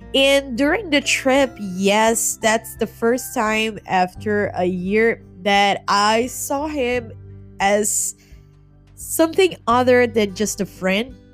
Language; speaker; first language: English; non-native, fluent; Portuguese